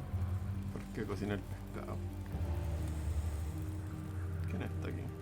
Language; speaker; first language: Spanish; native; Spanish